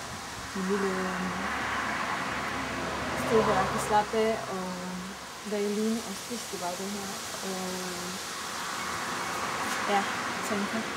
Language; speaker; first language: Danish; non-native, fluent; Romanian